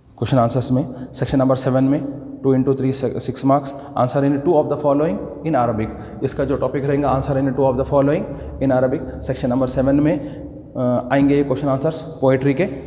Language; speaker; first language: Urdu; native; Urdu